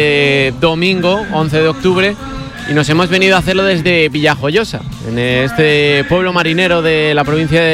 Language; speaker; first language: Spanish; native; Spanish